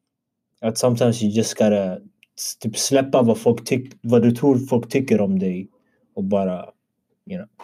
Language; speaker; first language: Swedish; early bilingual, other home language; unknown